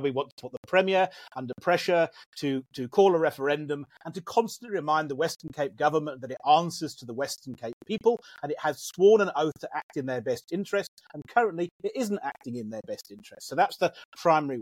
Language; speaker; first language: English; native; English